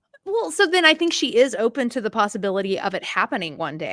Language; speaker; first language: English; native; English